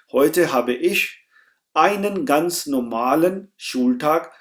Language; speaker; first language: German; non-native, fluent; Urdu